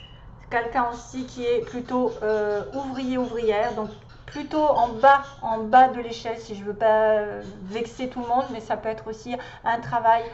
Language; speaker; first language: French; native; French